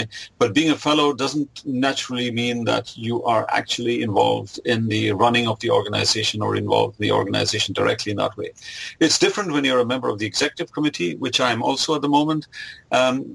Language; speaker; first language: English; non-native, local second language; German